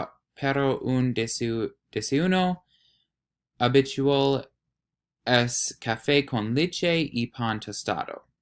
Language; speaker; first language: Spanish; non-native, learner; English